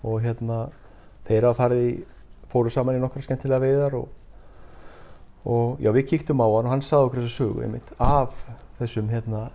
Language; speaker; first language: Icelandic; native; Icelandic